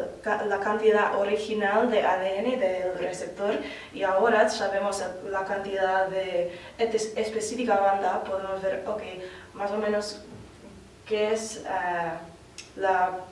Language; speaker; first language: Spanish; non-native, fluent; English